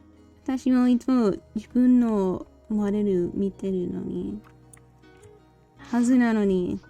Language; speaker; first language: Japanese; non-native, learner; English